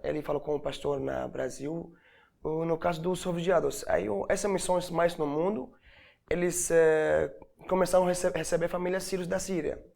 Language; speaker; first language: Portuguese; non-native, learner; Arabic